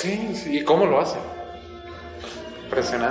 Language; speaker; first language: Spanish; native; Spanish